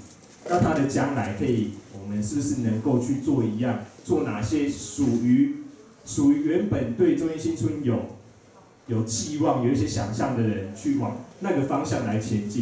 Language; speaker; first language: Chinese; native; Chinese